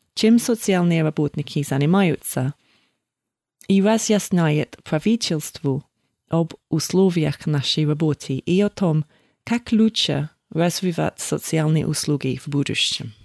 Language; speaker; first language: Russian; non-native, fluent; English